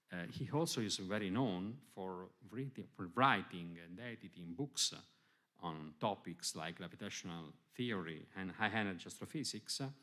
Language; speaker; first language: English; non-native, fluent; Italian